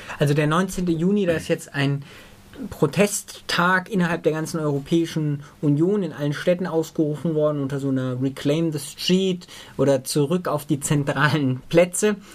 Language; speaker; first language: German; native; German